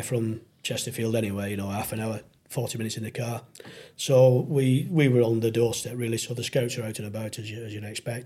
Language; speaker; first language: English; native; English